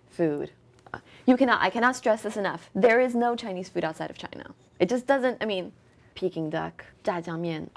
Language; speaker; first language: English; early bilingual, other home language; French